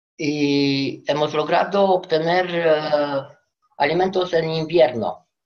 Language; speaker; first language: Spanish; non-native, fluent; Romanian